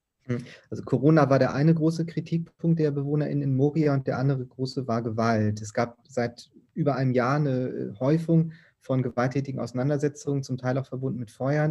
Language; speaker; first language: German; native; German